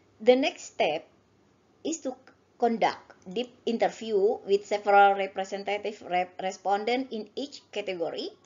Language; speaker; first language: English; non-native, learner; Indonesian